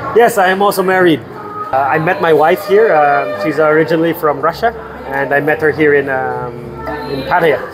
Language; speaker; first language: English; non-native, local second language; Filipino